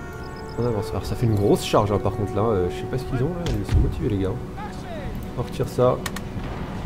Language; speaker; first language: French; native; French